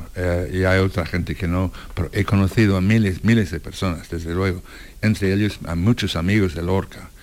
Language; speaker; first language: Spanish; non-native, fluent; English